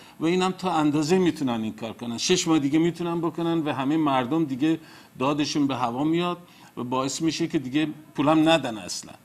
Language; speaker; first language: Persian; early bilingual, heritage; Persian